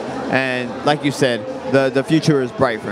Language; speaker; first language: English; native; English